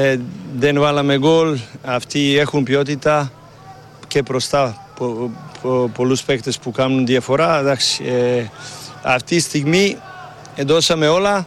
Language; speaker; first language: Greek; non-native, learner; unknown